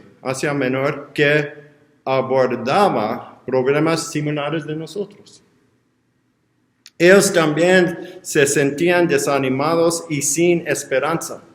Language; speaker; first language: Spanish; non-native, learner; English